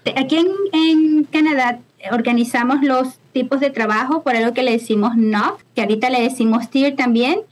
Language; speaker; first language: Spanish; native; Spanish